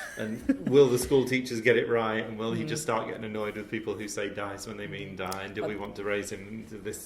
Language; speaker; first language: English; native; English